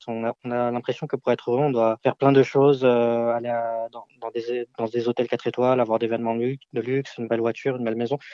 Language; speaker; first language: French; native; French